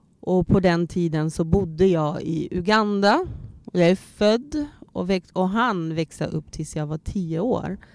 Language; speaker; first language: Swedish; early bilingual, other home language; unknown